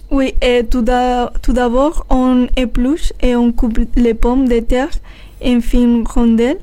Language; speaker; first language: French; non-native, learner; Spanish